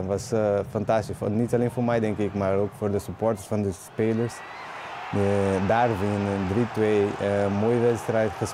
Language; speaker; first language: Dutch; non-native, learner; Portuguese